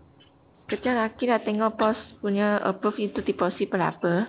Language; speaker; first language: Malay; native; Malay